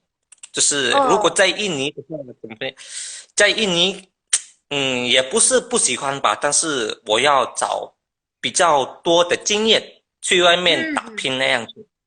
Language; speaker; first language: Chinese; non-native, fluent; Indonesian